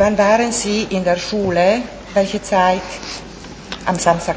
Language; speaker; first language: German; non-native, fluent; Italian